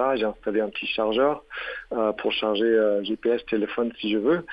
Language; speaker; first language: French; non-native, fluent; German